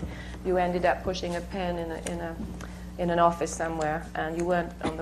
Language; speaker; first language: English; native; English